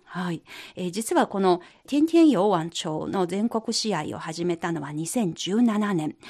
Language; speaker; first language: Japanese; non-native, fluent; Chinese